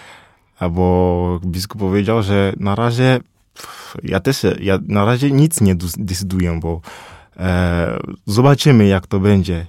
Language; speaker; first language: Polish; non-native, learner; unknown